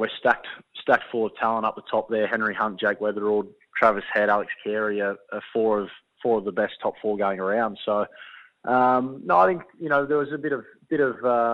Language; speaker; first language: English; native; English